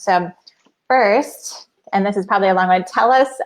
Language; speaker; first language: English; native; English